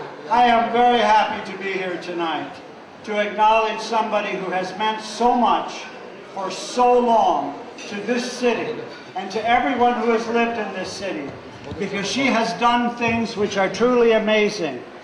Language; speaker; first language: English; native; English